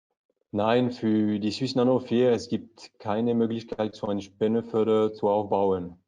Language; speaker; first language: German; non-native, learner; French